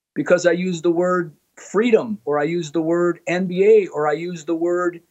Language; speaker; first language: English; native; English